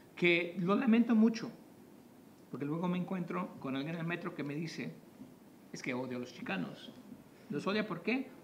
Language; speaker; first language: Spanish; native; Spanish